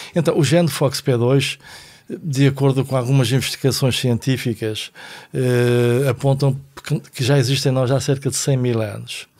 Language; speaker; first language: Portuguese; native; Portuguese